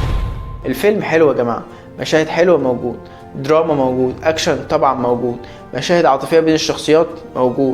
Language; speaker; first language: Arabic; native; Arabic